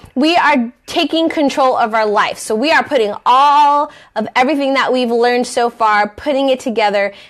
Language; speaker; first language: English; native; English